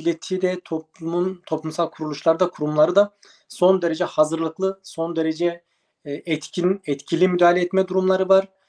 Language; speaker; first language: Turkish; native; Turkish